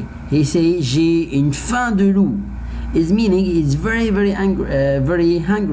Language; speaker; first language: English; non-native, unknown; Arabic